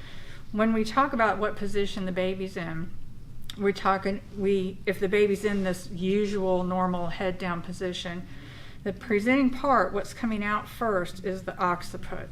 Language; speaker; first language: English; native; English